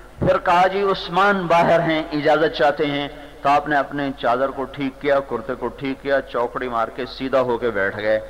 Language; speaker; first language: Urdu; non-native, local second language; Punjabi